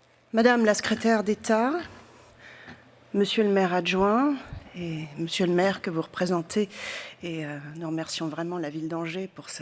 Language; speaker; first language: French; native; French